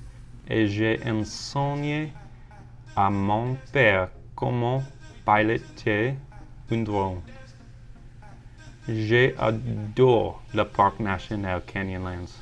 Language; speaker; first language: French; non-native, learner; English